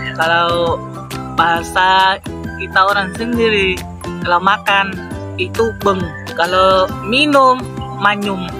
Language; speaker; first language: Indonesian; non-native, fluent; Western Cham